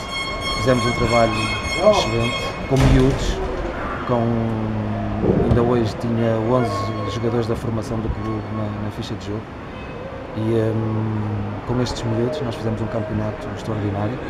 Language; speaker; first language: Portuguese; native; Portuguese